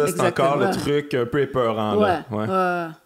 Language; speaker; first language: French; native; French